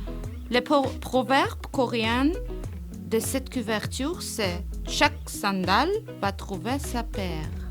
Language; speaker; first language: French; non-native, learner; Armenian